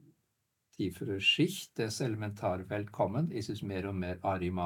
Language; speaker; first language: German; non-native, fluent; Norwegian